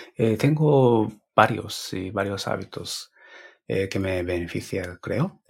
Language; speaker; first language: Spanish; non-native, fluent; Japanese